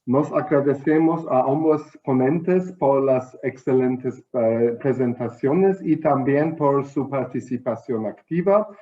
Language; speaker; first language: Spanish; non-native, fluent; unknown